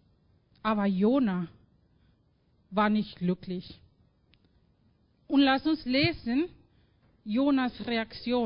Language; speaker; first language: German; non-native, fluent; Spanish